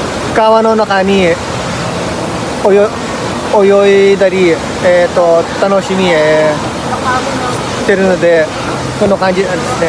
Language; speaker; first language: Japanese; non-native, fluent; Filipino